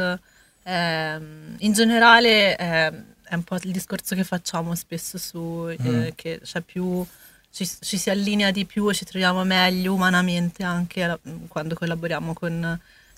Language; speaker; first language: Italian; early bilingual, other home language; Spanish